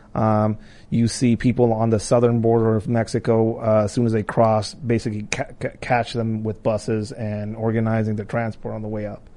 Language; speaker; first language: English; non-native, fluent; Spanish